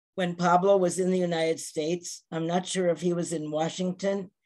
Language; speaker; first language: English; native; English